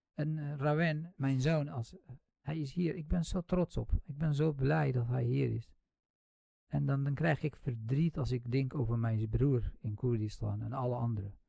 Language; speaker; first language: Dutch; non-native, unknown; Kurdish